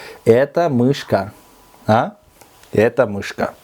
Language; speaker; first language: Russian; non-native, fluent; Kyrgyz